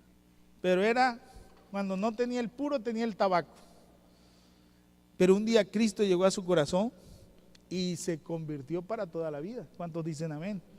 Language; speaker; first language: Spanish; native; Spanish